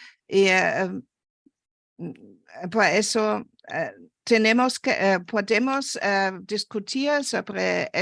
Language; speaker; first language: Spanish; non-native, fluent; German